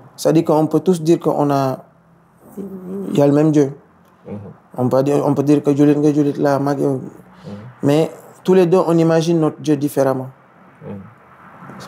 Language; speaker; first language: French; non-native, local second language; Wolof